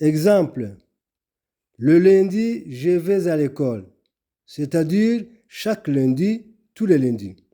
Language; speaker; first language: French; non-native, local second language; Kinyarwanda